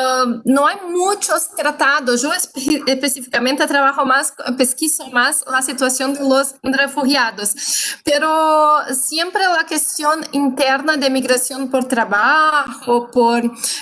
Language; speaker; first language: Spanish; non-native, fluent; Portuguese